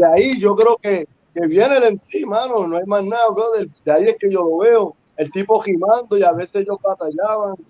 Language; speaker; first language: Spanish; early bilingual, heritage; Spanish